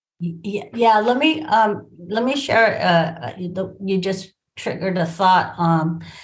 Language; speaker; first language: English; native; English